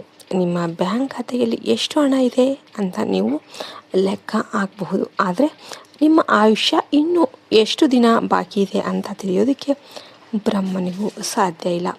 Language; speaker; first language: Kannada; native; Kannada